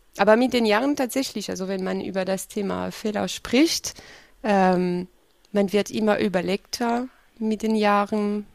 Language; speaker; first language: German; non-native, fluent; French